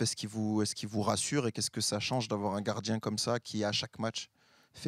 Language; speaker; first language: French; native; French